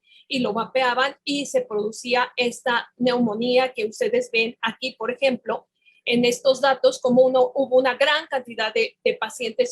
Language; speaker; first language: Spanish; native; Spanish